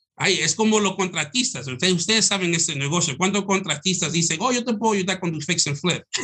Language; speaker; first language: Spanish; early bilingual, heritage; Spanish